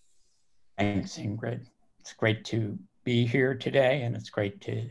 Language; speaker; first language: English; native; English